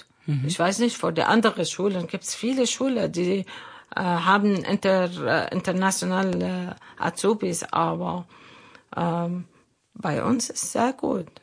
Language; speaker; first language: German; non-native, learner; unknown